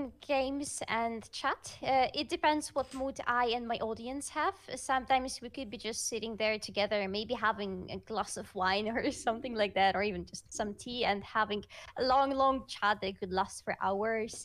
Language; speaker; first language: English; non-native, fluent; Russian